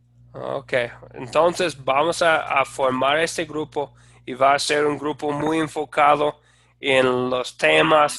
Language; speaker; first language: Spanish; non-native, fluent; English